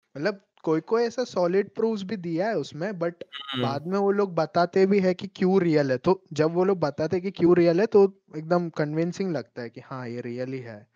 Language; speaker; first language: Hindi; non-native, local second language; Malayalam